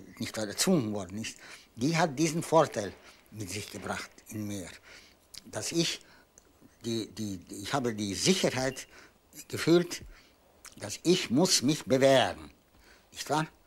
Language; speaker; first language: German; non-native, fluent; Polish